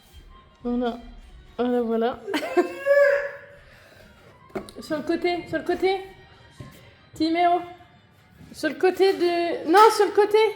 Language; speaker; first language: French; native; French